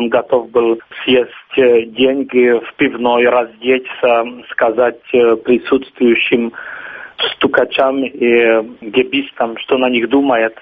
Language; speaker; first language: Russian; non-native, fluent; Czech